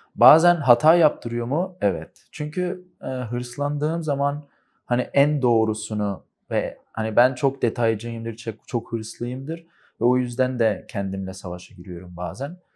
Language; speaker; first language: Turkish; early bilingual, heritage; Turkish